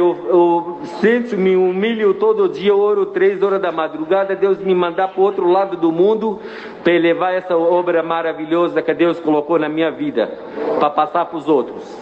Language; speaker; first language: Portuguese; non-native, fluent; Arabic